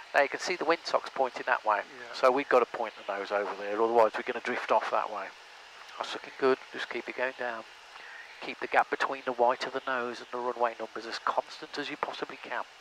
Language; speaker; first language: English; native; English